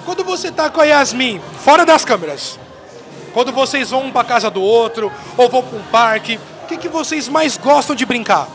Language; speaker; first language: Portuguese; native; Portuguese